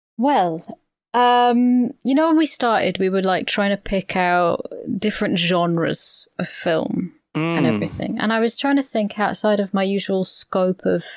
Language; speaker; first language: English; native; English